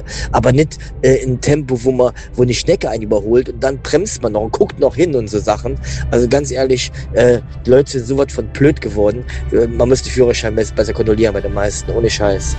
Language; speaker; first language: German; native; German